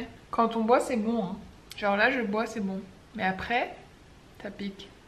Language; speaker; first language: French; native; French